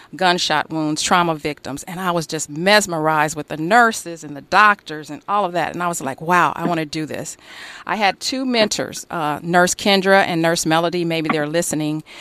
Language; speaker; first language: English; native; English